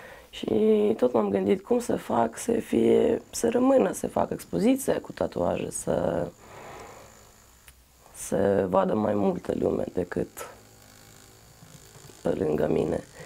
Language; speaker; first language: Romanian; non-native, fluent; Russian